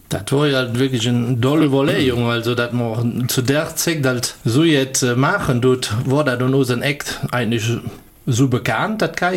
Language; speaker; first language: German; native; German